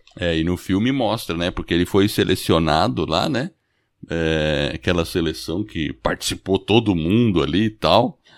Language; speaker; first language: Portuguese; non-native, fluent; English